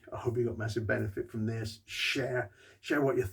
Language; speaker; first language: English; native; English